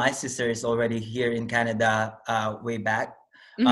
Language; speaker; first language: English; non-native, local second language; Filipino